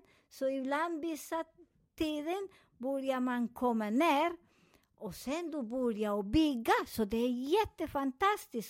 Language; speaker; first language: Swedish; non-native, fluent; Spanish